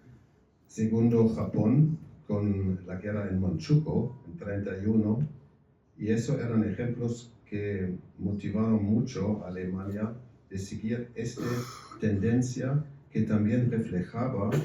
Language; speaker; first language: Spanish; non-native, fluent; German